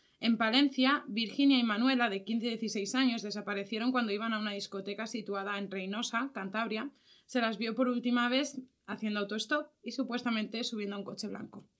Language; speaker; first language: Spanish; native; Spanish